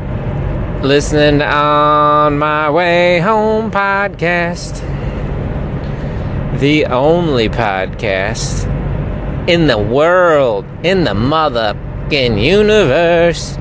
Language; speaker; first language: English; native; English